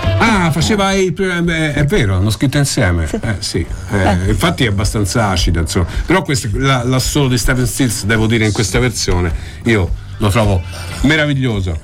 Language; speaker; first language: Italian; native; Italian